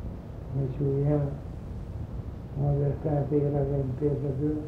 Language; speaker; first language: French; native; French